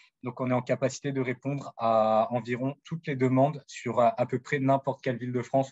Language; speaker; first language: French; native; French